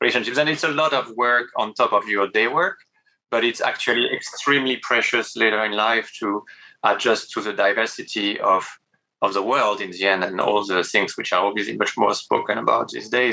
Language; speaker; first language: English; non-native, fluent; French